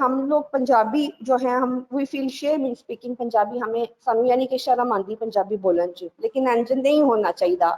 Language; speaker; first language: Urdu; native; Urdu